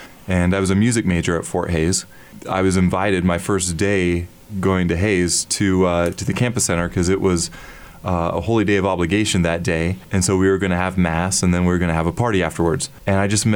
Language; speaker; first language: English; native; English